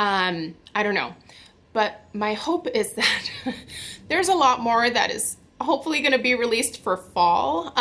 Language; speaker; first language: English; native; English